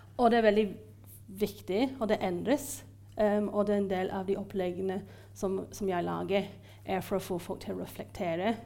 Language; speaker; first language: Norwegian; non-native, fluent; English